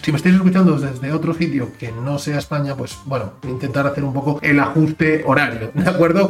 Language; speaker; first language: Spanish; native; Spanish